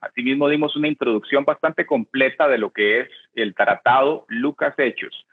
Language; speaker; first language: Spanish; native; Spanish